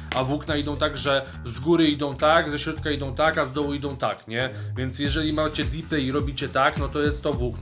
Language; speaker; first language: Polish; native; Polish